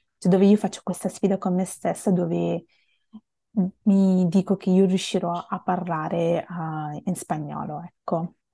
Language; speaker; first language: Italian; early bilingual, other home language; Bangla